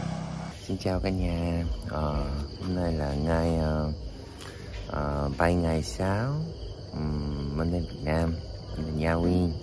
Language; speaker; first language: Vietnamese; non-native, learner; Korean